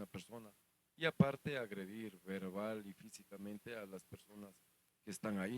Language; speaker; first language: Spanish; native; Spanish